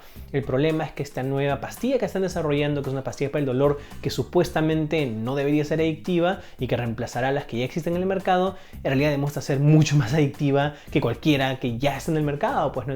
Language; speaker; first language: Spanish; native; Spanish